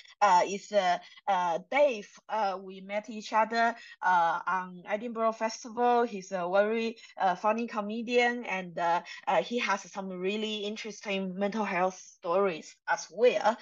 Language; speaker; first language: English; non-native, fluent; Chinese